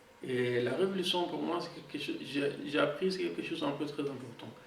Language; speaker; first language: French; non-native, fluent; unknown